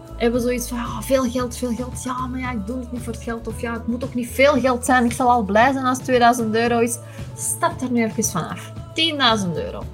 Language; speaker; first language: Dutch; native; Dutch